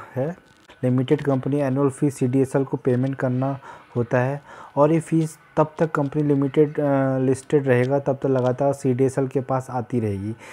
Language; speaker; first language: Hindi; native; Hindi